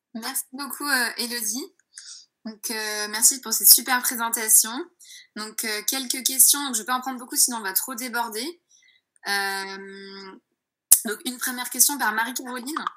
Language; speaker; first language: French; native; French